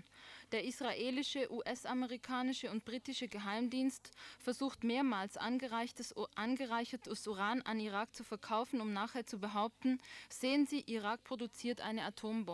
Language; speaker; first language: German; native; German